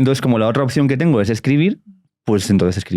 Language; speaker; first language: Spanish; native; Spanish